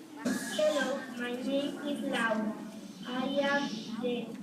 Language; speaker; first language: English; non-native, learner; Spanish